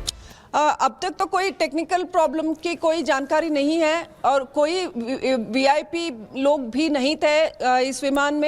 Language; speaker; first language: Hindi; non-native, local second language; Kannada